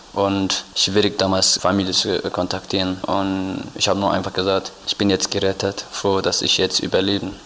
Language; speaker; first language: German; non-native, learner; Tigrinya